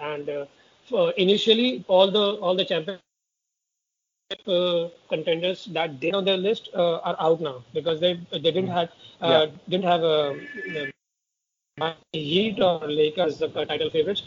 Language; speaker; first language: English; non-native, local second language; Hindi